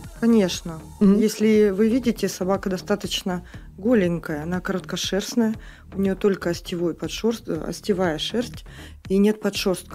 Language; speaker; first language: Russian; native; Russian